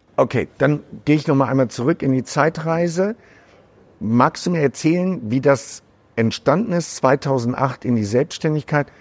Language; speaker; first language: German; native; German